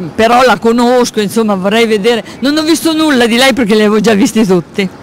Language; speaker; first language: Italian; native; Italian